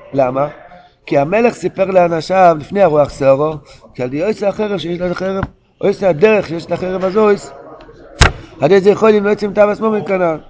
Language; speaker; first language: Hebrew; non-native, local second language; Yiddish